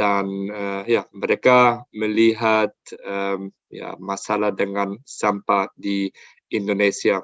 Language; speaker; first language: Indonesian; non-native, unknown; German